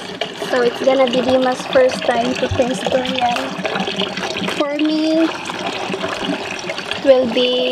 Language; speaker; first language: English; non-native, learner; Cebuano